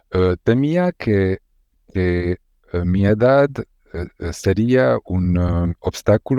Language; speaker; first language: Spanish; non-native, learner; Hungarian